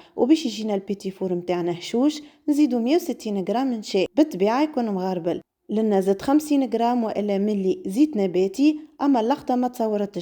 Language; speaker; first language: Arabic; native; Arabic